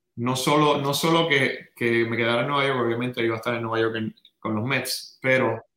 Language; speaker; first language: Spanish; native; Spanish